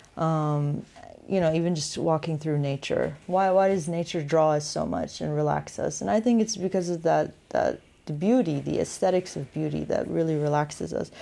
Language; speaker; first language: English; native; English